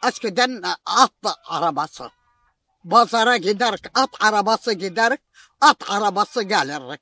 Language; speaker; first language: Turkish; non-native, local second language; Arabic